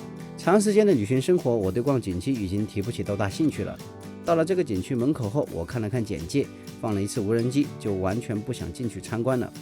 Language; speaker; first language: Chinese; native; Chinese